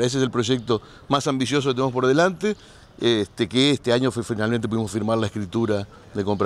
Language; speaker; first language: Spanish; native; Spanish